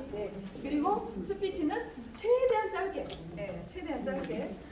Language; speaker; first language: Korean; native; Korean